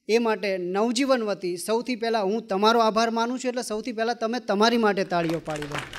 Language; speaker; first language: Gujarati; native; Gujarati